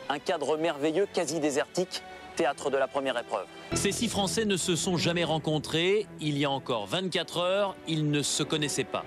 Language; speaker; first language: French; native; French